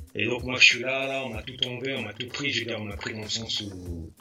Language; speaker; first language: French; native; French